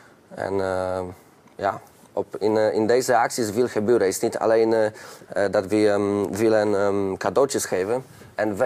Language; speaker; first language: Dutch; non-native, learner; Polish